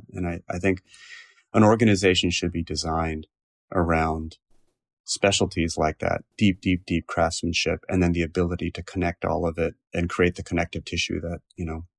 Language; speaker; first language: English; native; English